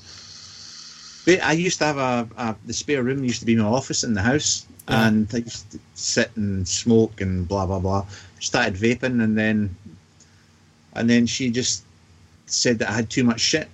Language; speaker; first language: English; native; English